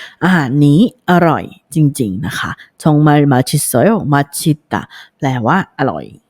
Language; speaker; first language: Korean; non-native, fluent; Thai